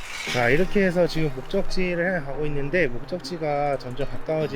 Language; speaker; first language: Korean; native; Korean